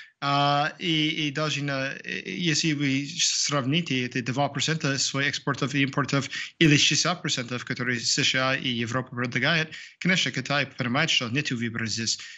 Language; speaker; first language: Russian; non-native, fluent; English